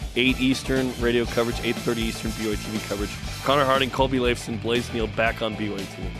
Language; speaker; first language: English; native; English